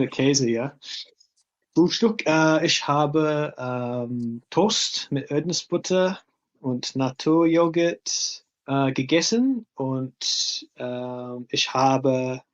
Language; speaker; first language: German; non-native, learner; English